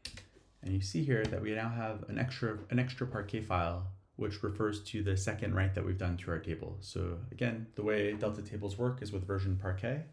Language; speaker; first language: English; native; English